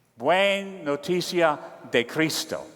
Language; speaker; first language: Spanish; non-native, learner; English